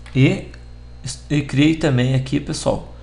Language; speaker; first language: Portuguese; native; Portuguese